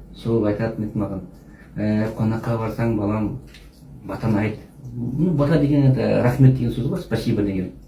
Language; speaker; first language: Kazakh; non-native, local second language; Russian